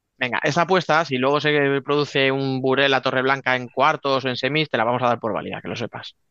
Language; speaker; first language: Spanish; native; Spanish